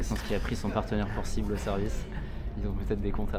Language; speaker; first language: French; native; French